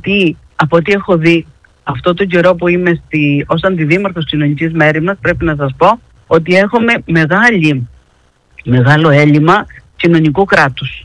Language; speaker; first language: Greek; native; Greek